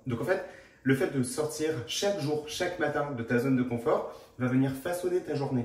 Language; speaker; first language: French; native; French